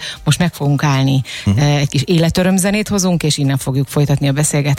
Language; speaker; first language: Hungarian; native; Hungarian